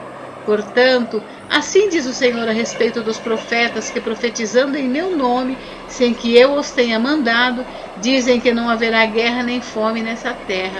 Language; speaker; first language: Portuguese; native; Portuguese